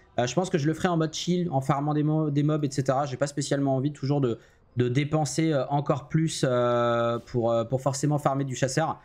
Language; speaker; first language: French; native; French